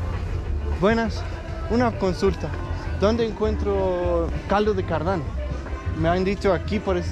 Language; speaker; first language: Spanish; non-native, learner; English